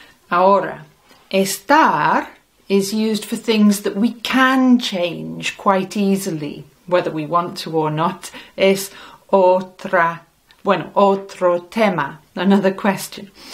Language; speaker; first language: English; native; English